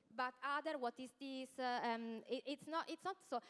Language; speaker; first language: English; non-native, learner; Italian